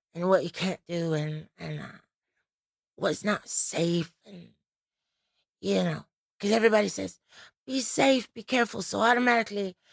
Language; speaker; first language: English; native; English